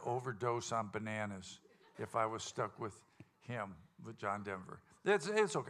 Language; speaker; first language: English; native; English